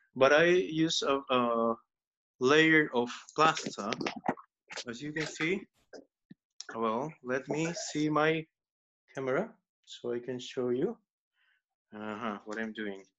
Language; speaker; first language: English; non-native, fluent; Spanish